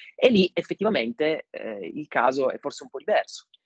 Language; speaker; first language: Italian; native; Italian